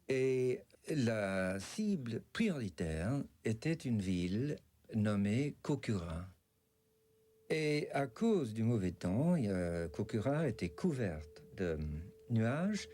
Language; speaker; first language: French; non-native, fluent; English